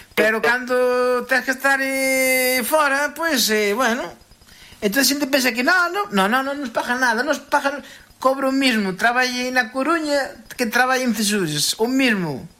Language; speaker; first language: Galician; native; Galician